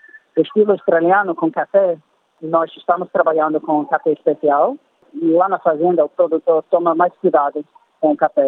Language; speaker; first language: Portuguese; non-native, fluent; English